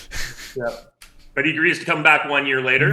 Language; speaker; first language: English; native; English